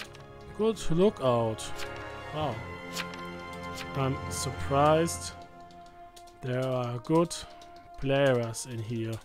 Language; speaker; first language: English; non-native, fluent; German